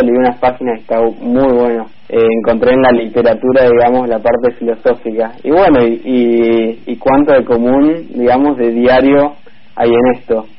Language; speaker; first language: Spanish; native; Spanish